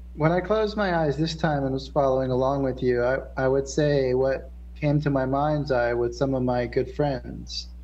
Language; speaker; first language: English; native; English